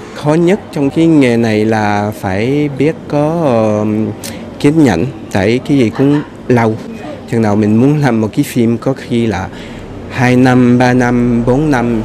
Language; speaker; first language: Vietnamese; early bilingual, heritage; Vietnamese